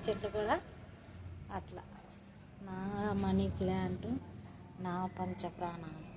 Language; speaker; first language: Telugu; native; Telugu